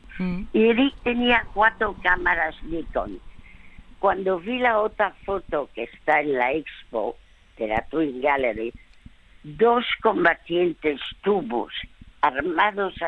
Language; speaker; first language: Spanish; early bilingual, other home language; French